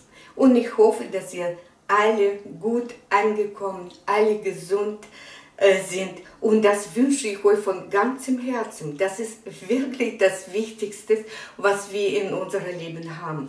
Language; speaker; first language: German; non-native, fluent; Russian